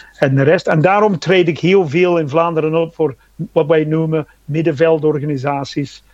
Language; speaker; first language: Dutch; non-native, fluent; English